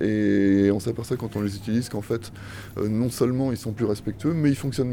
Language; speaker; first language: French; native; French